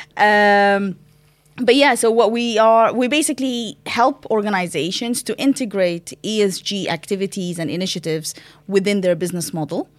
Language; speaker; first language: English; non-native, fluent; Arabic